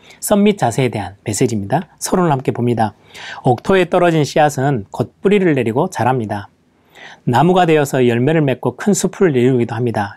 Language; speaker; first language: Korean; native; Korean